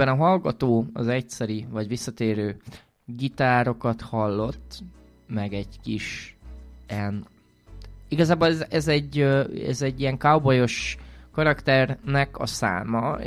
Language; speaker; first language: Hungarian; native; Hungarian